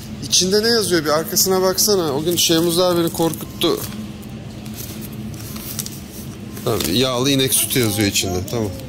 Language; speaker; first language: Turkish; native; Turkish